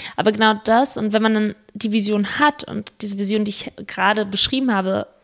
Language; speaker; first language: German; early bilingual, other home language; Spanish